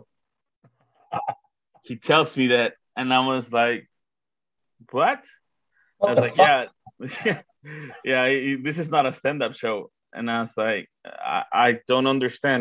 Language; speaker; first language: English; non-native, fluent; Spanish